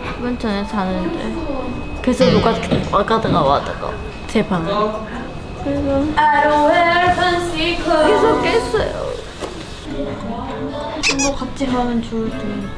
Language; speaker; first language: Korean; non-native, fluent; Chinese